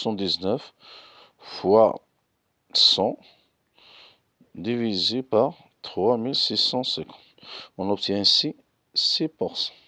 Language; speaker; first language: French; non-native, local second language; Arabic